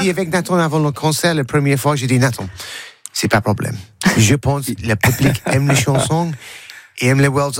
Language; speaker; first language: French; non-native, learner; English